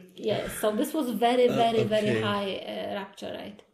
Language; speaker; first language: English; non-native, fluent; Polish